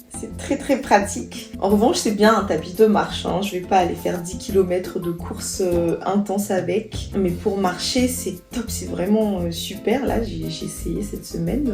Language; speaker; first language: French; non-native, local second language; Malagasy